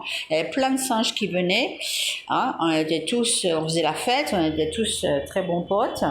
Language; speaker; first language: French; native; French